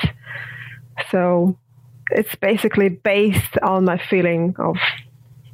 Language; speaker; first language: English; non-native, fluent; Russian